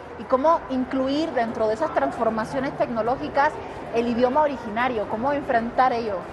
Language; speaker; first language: Spanish; native; Spanish